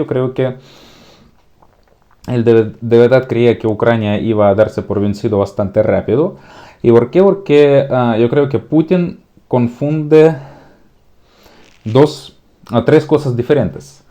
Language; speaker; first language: Spanish; non-native, fluent; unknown